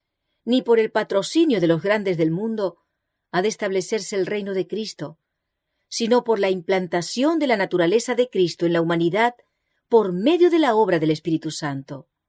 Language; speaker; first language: Spanish; native; Spanish